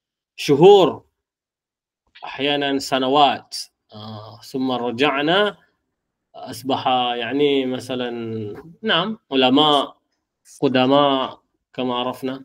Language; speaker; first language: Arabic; non-native, fluent; Malay